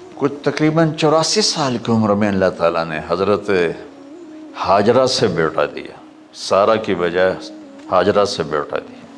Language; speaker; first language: Urdu; non-native, local second language; Punjabi